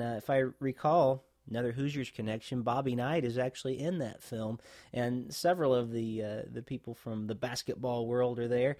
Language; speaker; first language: English; native; English